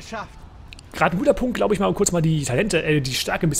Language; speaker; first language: German; native; German